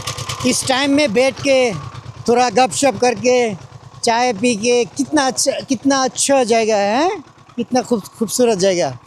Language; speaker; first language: Hindi; non-native, learner; Bangla